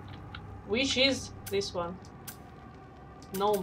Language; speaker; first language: English; non-native, learner; Russian